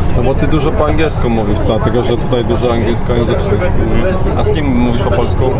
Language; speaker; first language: Polish; native; Polish